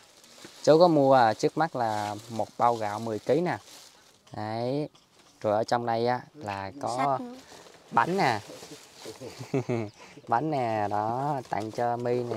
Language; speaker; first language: Vietnamese; native; Vietnamese